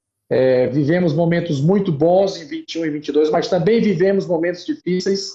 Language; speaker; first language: Portuguese; native; Portuguese